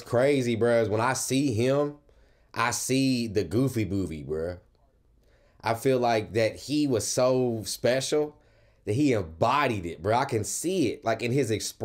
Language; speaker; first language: English; native; English